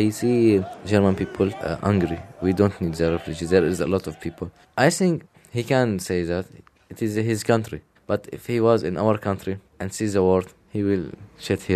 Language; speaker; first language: English; non-native, learner; Arabic